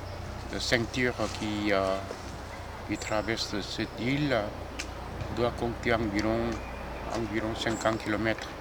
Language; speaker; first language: French; non-native, fluent; Korean